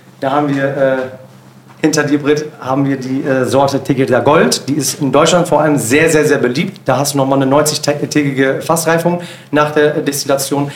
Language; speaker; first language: German; early bilingual, other home language; Turkish